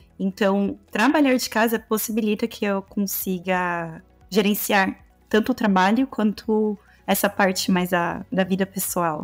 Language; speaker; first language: Portuguese; native; Portuguese